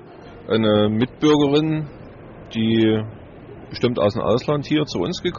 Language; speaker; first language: German; native; German